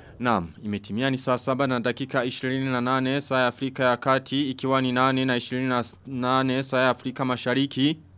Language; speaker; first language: Swahili; non-native, local second language; Rundi